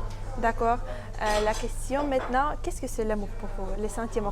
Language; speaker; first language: French; non-native, fluent; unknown